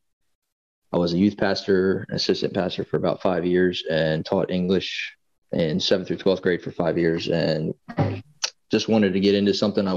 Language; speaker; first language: English; native; English